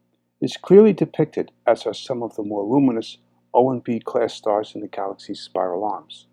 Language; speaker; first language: English; native; English